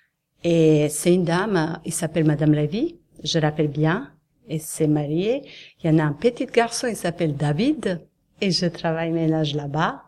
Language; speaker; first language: French; non-native, learner; Serbian